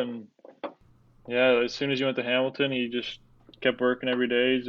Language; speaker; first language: English; native; English